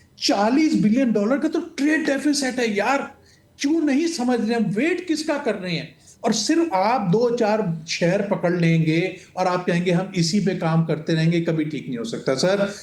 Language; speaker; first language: Urdu; non-native, local second language; Punjabi